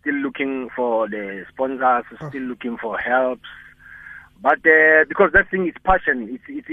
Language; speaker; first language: English; non-native, local second language; Tswana